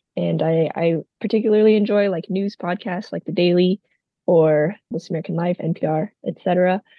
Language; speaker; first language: English; native; English